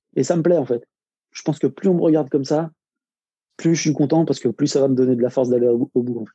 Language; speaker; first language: French; native; French